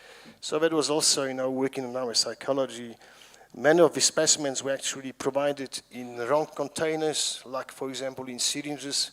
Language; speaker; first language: English; non-native, fluent; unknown